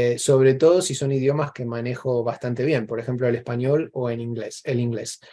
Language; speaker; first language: Spanish; native; Spanish